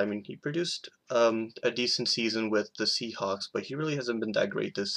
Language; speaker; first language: English; native; English